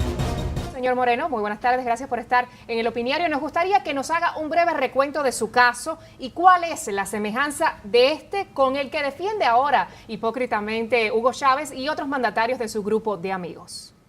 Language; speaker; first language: Spanish; native; Spanish